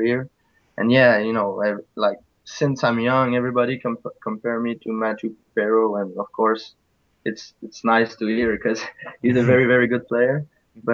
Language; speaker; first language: English; non-native, fluent; French